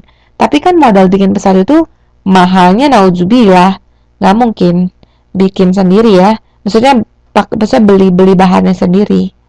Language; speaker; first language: Indonesian; native; Indonesian